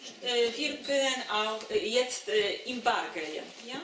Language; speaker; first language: German; non-native, learner; Polish